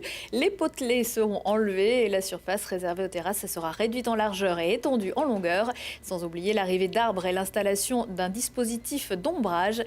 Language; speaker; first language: French; native; French